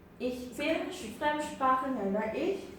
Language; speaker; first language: German; non-native, fluent; Korean